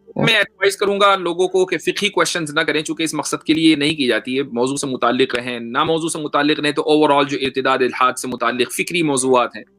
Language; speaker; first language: Urdu; native; Urdu